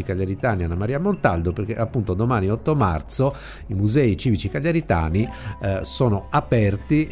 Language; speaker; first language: Italian; native; Italian